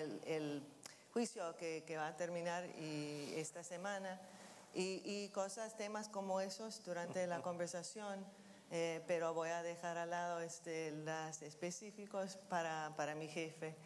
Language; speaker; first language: Spanish; non-native, fluent; English